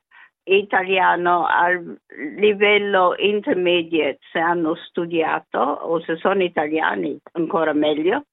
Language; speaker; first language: Italian; early bilingual, other home language; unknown